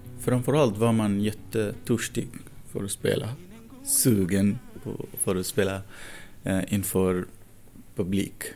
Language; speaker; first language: Swedish; non-native, fluent; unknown